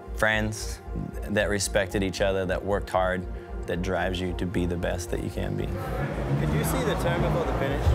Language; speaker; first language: English; native; English